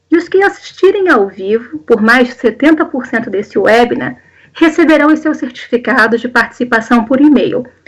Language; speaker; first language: Portuguese; native; Portuguese